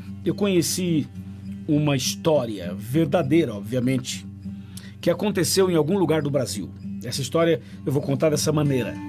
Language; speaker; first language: Portuguese; native; Portuguese